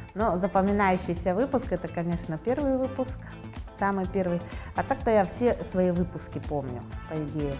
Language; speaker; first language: Russian; native; Russian